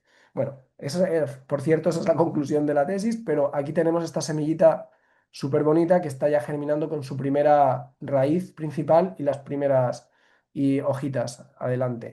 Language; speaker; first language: Spanish; native; Spanish